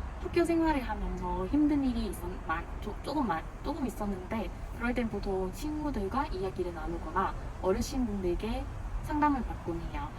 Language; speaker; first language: Korean; non-native, fluent; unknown